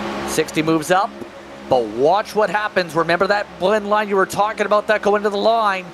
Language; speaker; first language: English; native; English